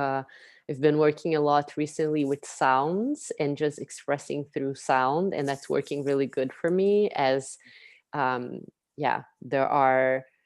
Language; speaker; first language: English; non-native, fluent; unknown